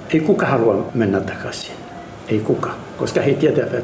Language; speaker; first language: Finnish; non-native, fluent; Arabic